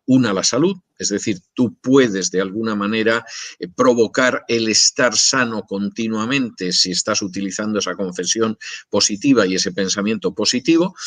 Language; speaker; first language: Spanish; native; Spanish